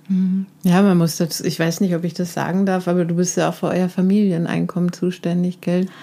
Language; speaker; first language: German; native; German